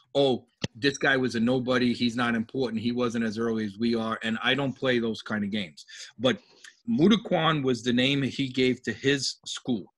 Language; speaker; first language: English; native; English